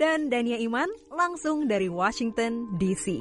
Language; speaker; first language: Indonesian; native; Indonesian